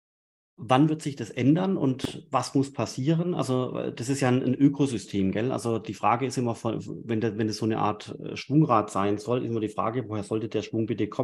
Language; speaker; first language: German; native; German